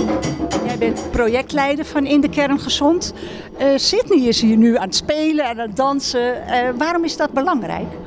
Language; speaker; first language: Dutch; native; Dutch